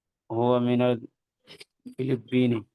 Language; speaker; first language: Arabic; non-native, learner; Urdu